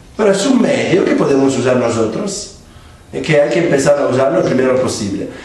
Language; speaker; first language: Spanish; non-native, fluent; Italian